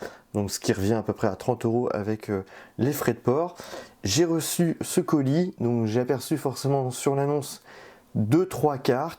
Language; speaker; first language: French; native; French